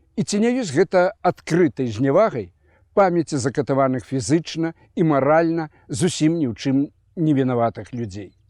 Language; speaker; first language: Belarusian; native; Belarusian